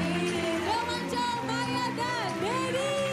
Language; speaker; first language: Indonesian; native; Indonesian